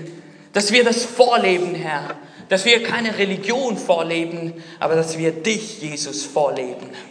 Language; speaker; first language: German; non-native, fluent; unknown